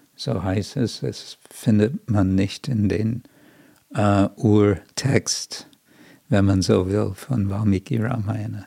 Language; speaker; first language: German; non-native, fluent; English